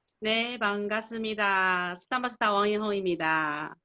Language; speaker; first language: Korean; non-native, learner; Chinese